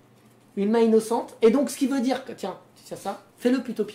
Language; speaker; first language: French; native; French